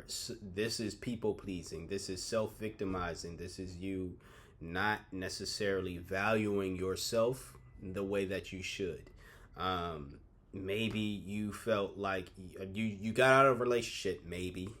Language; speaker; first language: English; native; English